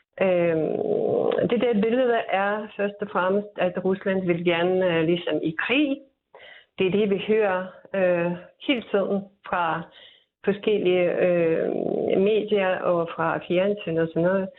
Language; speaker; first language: Danish; non-native, fluent; Russian